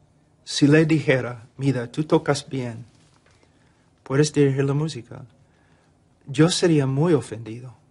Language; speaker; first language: Spanish; non-native, fluent; English